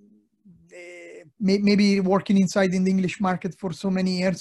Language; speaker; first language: English; non-native, fluent; Italian